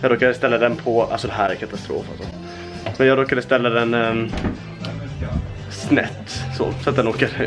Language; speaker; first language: Swedish; native; Swedish